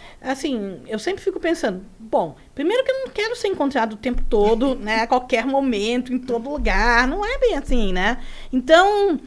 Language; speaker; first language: Portuguese; early bilingual, other home language; Spanish